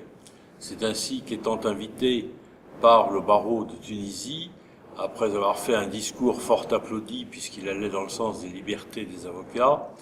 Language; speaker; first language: French; native; French